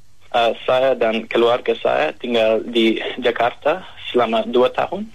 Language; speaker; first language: Indonesian; non-native, learner; English